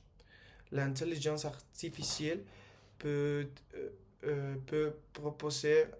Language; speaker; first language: French; non-native, learner; Spanish